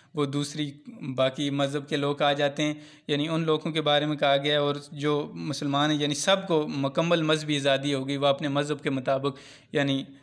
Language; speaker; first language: Urdu; non-native, local second language; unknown